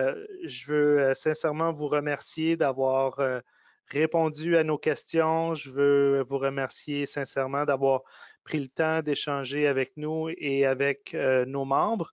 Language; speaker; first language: French; native; French